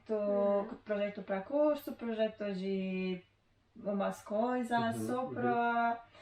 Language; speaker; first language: Portuguese; non-native, learner; Polish